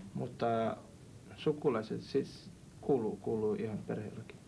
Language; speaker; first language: Finnish; non-native, learner; Portuguese